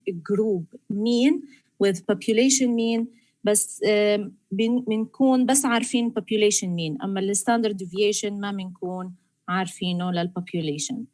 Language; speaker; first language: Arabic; native; Arabic